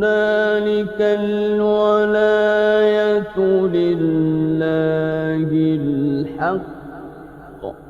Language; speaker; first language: Arabic; native; Arabic